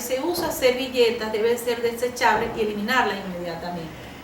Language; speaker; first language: Spanish; native; Spanish